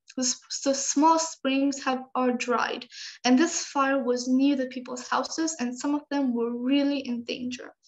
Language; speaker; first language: English; non-native, fluent; Georgian